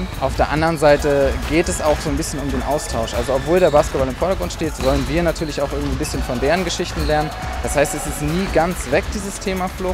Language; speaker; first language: German; native; German